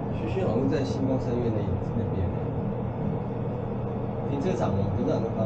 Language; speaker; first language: Chinese; native; Chinese